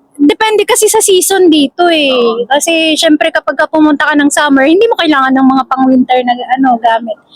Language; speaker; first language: Filipino; non-native, local second language; Bikol